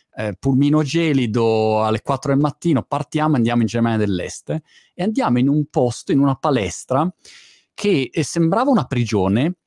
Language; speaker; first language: Italian; native; Italian